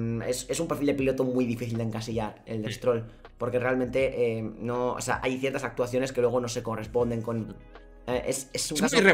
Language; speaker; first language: Spanish; native; Spanish